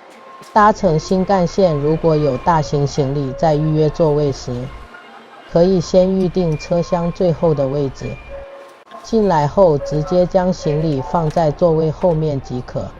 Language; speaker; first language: Chinese; native; Chinese